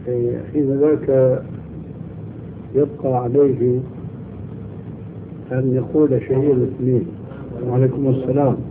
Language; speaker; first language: Arabic; early bilingual, other home language; Albanian